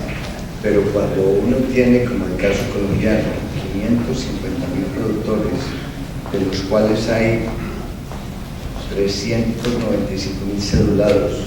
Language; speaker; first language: Spanish; native; Spanish